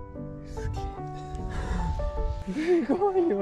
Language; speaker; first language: Japanese; native; Japanese